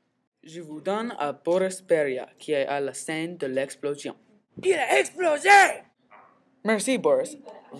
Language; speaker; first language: French; non-native, learner; English